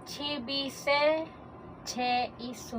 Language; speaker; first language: Korean; non-native, learner; Filipino